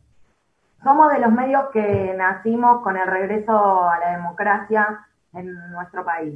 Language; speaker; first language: Spanish; native; Spanish